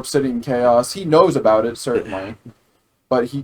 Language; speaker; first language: English; native; English